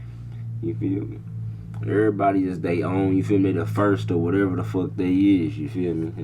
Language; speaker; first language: English; native; English